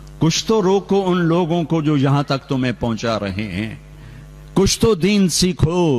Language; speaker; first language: Urdu; non-native, local second language; Punjabi